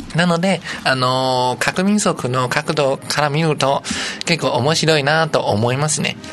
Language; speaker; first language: Japanese; non-native, fluent; Chinese